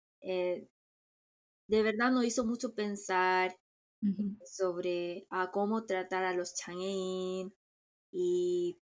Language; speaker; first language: Spanish; non-native, fluent; Korean